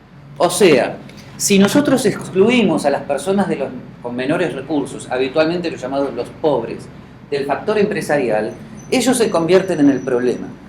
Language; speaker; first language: Spanish; native; Spanish